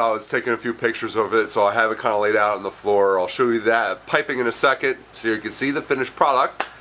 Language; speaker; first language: English; native; English